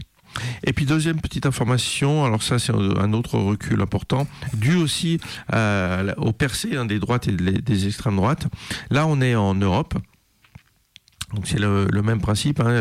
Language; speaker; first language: French; native; French